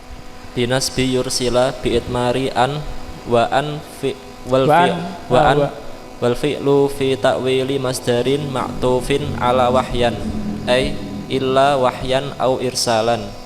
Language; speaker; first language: Arabic; non-native, learner; Indonesian